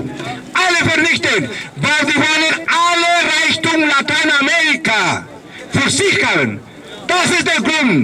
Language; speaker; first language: German; non-native, learner; Spanish